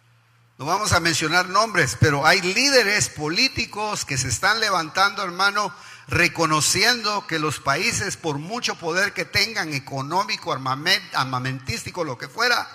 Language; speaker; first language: Spanish; native; Spanish